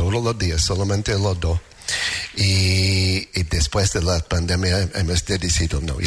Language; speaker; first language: Spanish; non-native, fluent; English